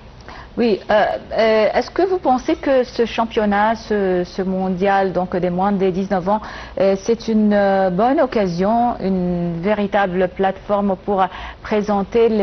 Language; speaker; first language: French; non-native, fluent; Arabic